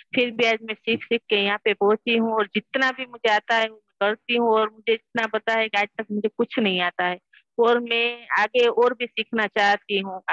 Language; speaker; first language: Hindi; non-native, local second language; Gujarati